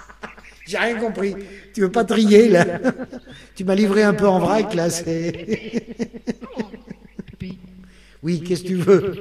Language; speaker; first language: French; native; French